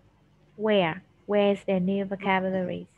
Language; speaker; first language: English; non-native, fluent; Vietnamese